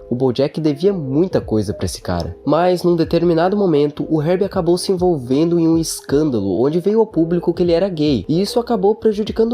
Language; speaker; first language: Portuguese; native; Portuguese